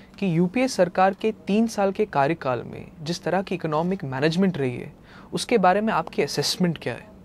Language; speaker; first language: Hindi; native; Hindi